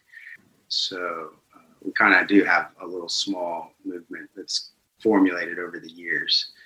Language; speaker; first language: English; native; English